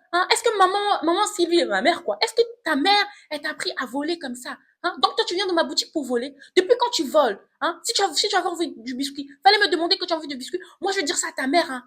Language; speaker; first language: French; non-native, local second language; Lingala